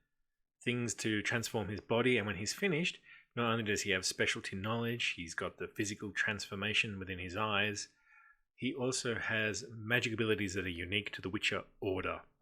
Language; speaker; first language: English; native; English